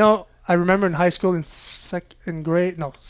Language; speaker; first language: English; non-native, fluent; French